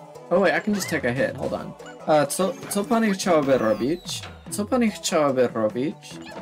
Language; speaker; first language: Polish; non-native, learner; English